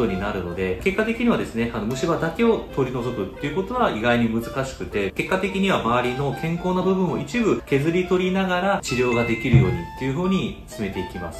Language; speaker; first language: Japanese; native; Japanese